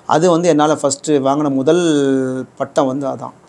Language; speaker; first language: Tamil; native; Tamil